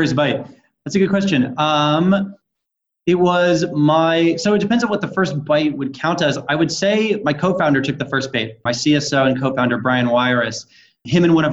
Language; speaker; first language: English; native; English